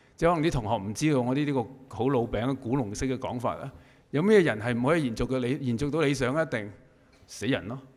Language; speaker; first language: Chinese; non-native, local second language; Cantonese